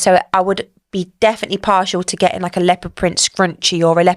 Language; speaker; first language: English; native; English